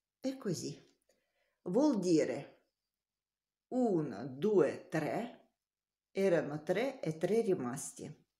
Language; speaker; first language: Italian; non-native, learner; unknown